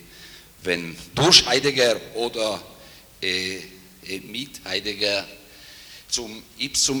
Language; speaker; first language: German; non-native, fluent; Italian